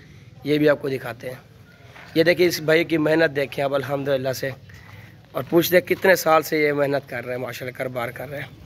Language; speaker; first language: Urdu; non-native, local second language; Saraiki